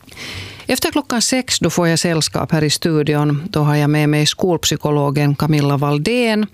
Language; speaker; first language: Swedish; native; Swedish